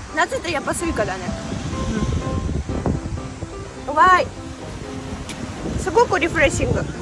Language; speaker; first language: Japanese; non-native, fluent; German